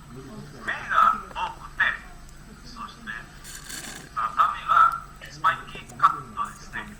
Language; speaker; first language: Japanese; non-native, learner; Indonesian